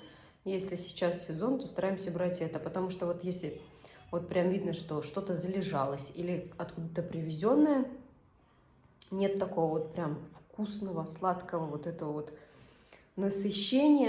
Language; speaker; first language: Russian; native; Russian